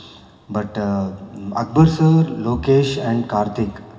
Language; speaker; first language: Tamil; non-native, fluent; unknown